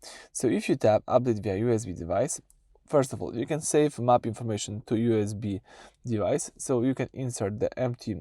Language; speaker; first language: English; non-native, fluent; Polish